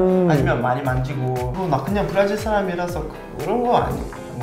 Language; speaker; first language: Korean; non-native, fluent; Portuguese